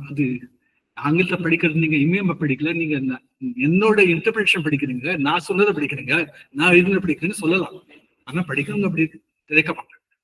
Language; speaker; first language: Tamil; early bilingual, heritage; Tamil